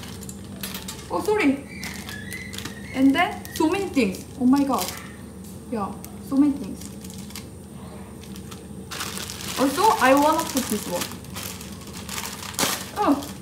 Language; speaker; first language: English; non-native, learner; Korean